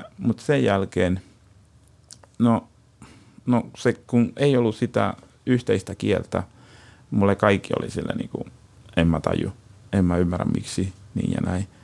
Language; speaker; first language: Finnish; non-native, fluent; Spanish